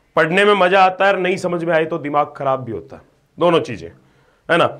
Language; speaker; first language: Hindi; native; Hindi